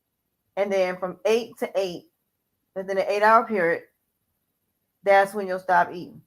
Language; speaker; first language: English; native; English